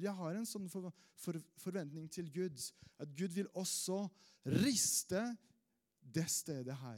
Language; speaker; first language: Norwegian; non-native, fluent; French